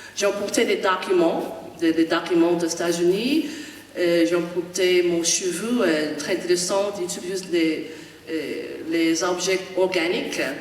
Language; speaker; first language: French; non-native, fluent; English